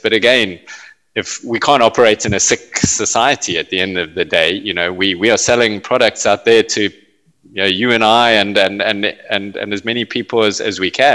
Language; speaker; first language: English; native; English